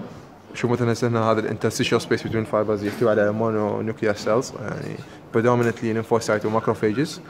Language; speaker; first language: Arabic; native; Arabic